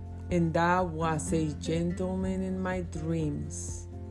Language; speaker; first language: English; non-native, fluent; Spanish